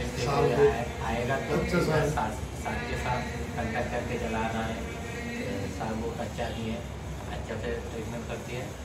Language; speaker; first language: Hindi; non-native, learner; Bangla